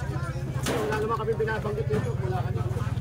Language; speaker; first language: Filipino; native; Filipino